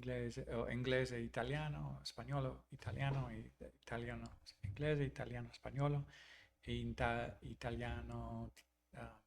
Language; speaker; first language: Italian; non-native, learner; English